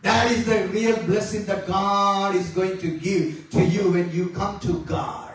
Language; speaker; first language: English; non-native, local second language; Tamil